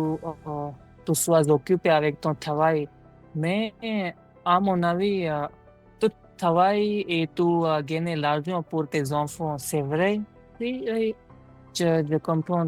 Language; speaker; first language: French; non-native, learner; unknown